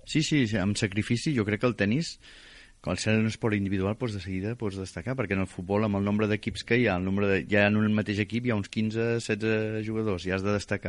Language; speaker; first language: Catalan; native; Catalan